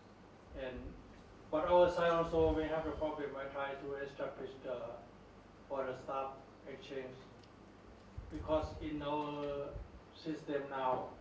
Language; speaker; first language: English; non-native, learner; Thai